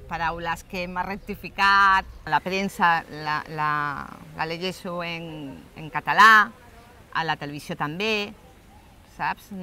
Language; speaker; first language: Catalan; non-native, local second language; Spanish